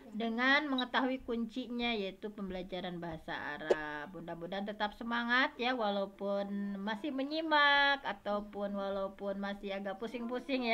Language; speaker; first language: Indonesian; native; Indonesian